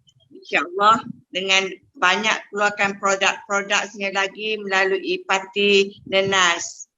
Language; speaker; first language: Malay; native; Malay